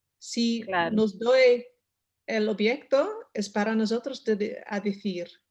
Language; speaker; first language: Spanish; non-native, learner; Dutch